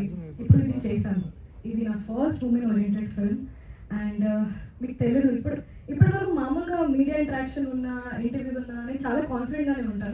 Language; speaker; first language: Telugu; non-native, learner; Hindi